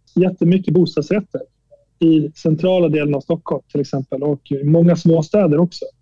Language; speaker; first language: Swedish; early bilingual, other home language; Albanian